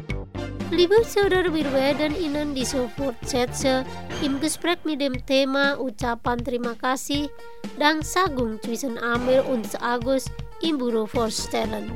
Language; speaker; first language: German; non-native, fluent; Indonesian